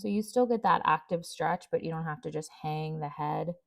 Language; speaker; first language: English; native; English